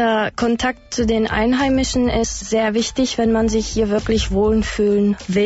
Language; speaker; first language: German; non-native, fluent; Czech